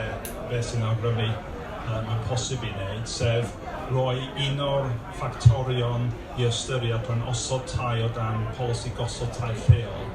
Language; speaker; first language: Welsh; non-native, local second language; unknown